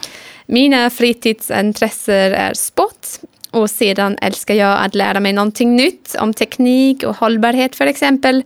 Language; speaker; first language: Swedish; non-native, fluent; German